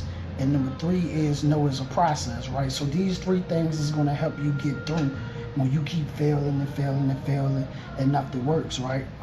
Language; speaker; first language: English; native; English